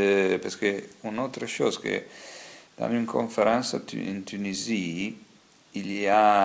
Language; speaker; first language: French; non-native, fluent; Italian